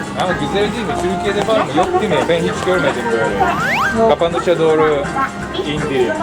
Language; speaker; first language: Turkish; non-native, fluent; Japanese